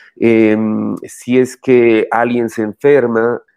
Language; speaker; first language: Spanish; native; Spanish